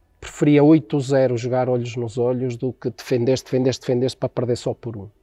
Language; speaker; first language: Portuguese; native; Portuguese